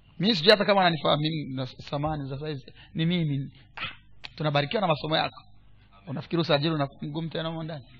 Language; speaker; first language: Swahili; non-native, local second language; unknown